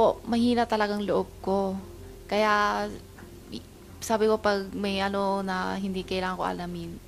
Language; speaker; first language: Filipino; non-native, learner; Chinese